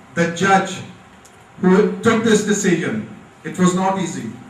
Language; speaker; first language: English; non-native, local second language; Urdu